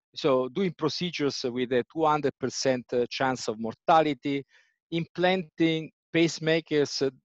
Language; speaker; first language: English; non-native, fluent; Italian